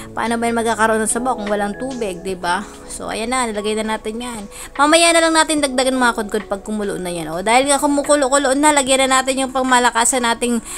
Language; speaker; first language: Filipino; non-native, local second language; Bikol